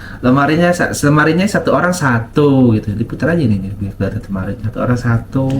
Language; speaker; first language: Indonesian; non-native, local second language; Sundanese